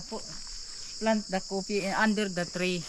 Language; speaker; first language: English; non-native, learner; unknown